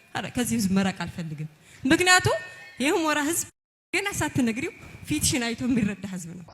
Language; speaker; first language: Amharic; non-native, local second language; Tigrinya